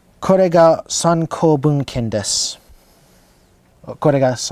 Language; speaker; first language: Japanese; non-native, learner; English